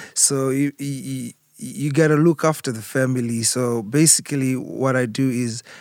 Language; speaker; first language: English; non-native, local second language; Shona